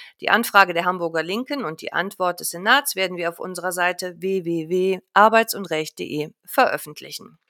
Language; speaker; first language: German; native; German